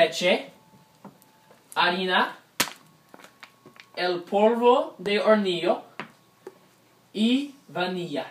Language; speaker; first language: Spanish; non-native, learner; English